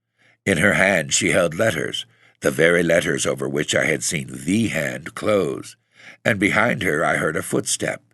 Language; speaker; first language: English; native; English